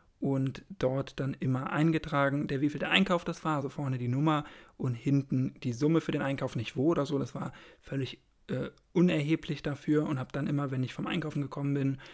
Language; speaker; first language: German; native; German